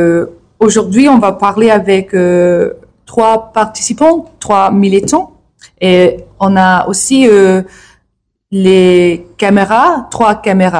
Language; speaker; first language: French; non-native, learner; English